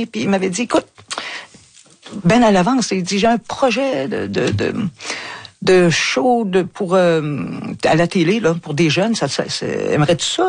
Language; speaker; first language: French; native; French